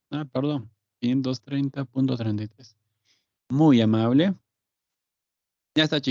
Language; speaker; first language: Spanish; native; Spanish